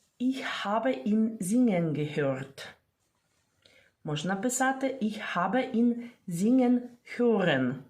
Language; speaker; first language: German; non-native, fluent; Ukrainian